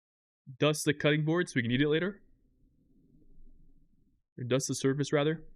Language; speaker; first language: English; native; English